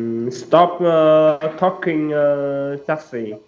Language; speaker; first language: English; non-native, learner; Vietnamese